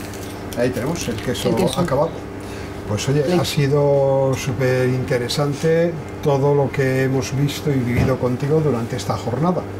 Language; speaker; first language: Spanish; native; Spanish